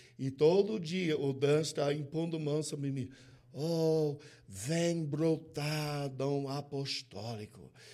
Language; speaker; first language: Portuguese; non-native, fluent; English